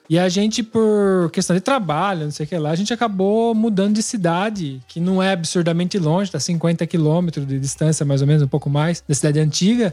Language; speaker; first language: Portuguese; native; Portuguese